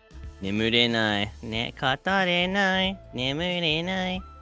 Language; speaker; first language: Japanese; non-native, fluent; English